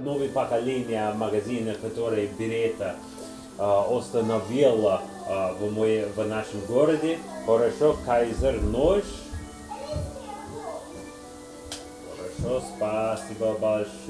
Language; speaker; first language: Russian; non-native, learner; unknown